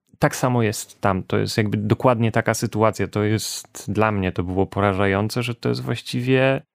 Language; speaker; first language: Polish; native; Polish